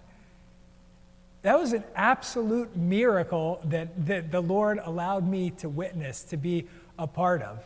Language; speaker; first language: English; native; English